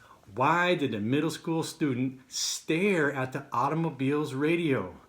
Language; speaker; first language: English; native; English